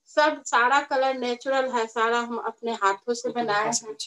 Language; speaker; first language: Hindi; native; Hindi